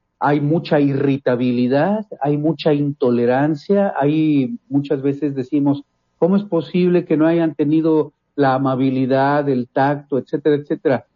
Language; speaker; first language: Spanish; native; Spanish